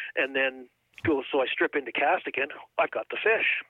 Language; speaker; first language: English; native; English